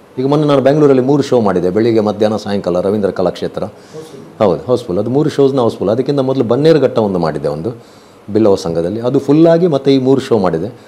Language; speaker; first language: Kannada; non-native, local second language; Tulu